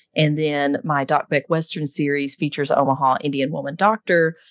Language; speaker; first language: English; native; English